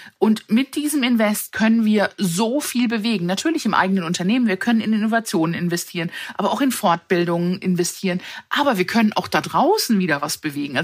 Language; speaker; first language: German; early bilingual, other home language; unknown